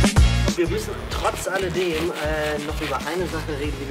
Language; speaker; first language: German; native; German